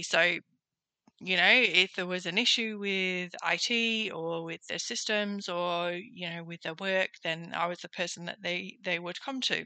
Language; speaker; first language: English; native; English